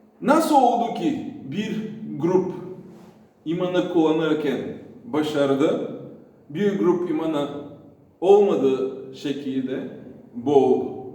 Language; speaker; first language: Turkish; non-native, fluent; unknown